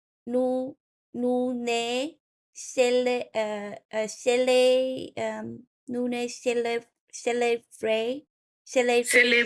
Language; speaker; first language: French; non-native, learner; Vietnamese